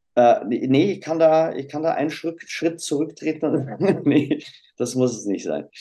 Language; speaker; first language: German; native; German